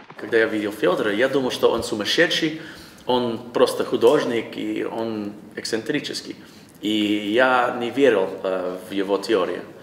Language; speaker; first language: Russian; non-native, learner; English